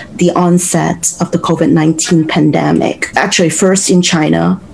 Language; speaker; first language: English; non-native, local second language; Cantonese